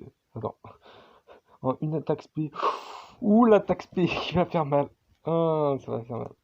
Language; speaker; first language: French; native; French